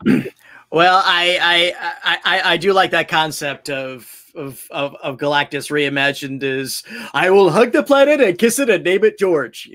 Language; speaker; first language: English; native; English